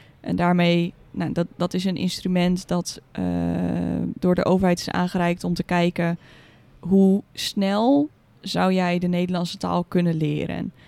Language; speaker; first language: Dutch; native; Dutch